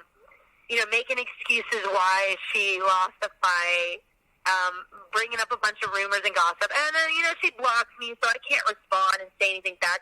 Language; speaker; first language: English; native; English